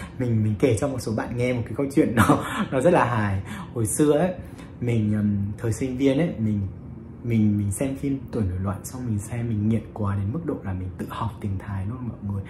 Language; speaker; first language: Vietnamese; native; Vietnamese